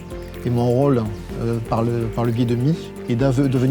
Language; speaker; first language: French; native; French